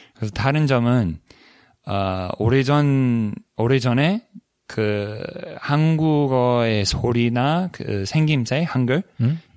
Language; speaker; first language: Korean; non-native, fluent; English